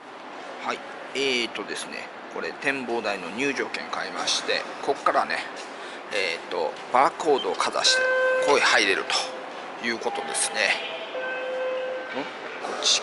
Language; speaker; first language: Japanese; native; Japanese